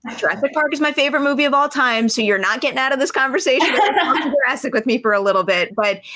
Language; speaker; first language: English; native; English